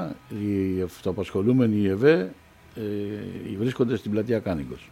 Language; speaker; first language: Greek; native; Greek